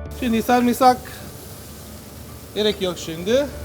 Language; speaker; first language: Turkish; non-native, learner; Italian